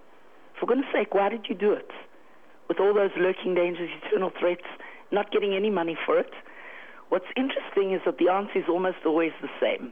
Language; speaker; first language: English; native; English